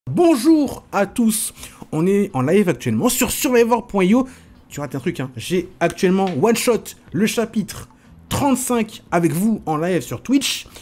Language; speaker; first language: French; native; French